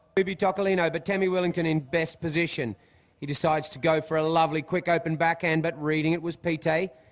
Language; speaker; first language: English; native; English